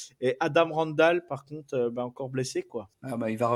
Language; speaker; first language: French; native; French